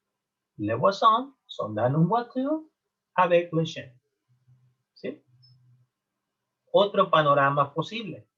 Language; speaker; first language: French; non-native, learner; Spanish